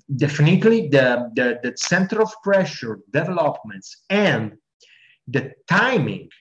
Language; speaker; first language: English; non-native, fluent; Italian